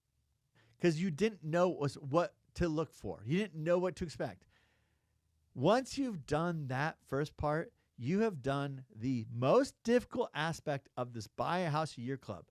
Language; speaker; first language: English; native; English